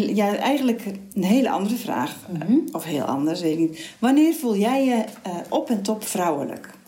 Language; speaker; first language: Dutch; native; Dutch